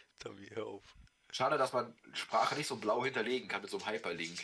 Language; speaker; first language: German; native; German